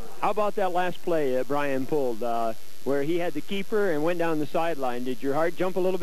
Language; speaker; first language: English; native; English